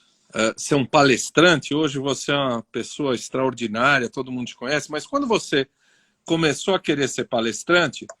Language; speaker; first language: Portuguese; native; Portuguese